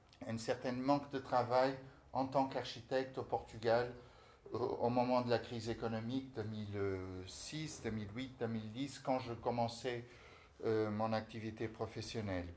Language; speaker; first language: French; non-native, fluent; Portuguese